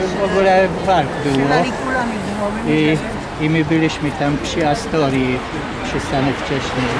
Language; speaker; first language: Polish; non-native, learner; Hungarian